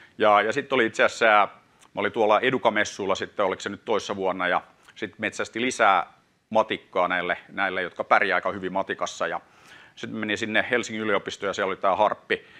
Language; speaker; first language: Finnish; non-native, local second language; Swedish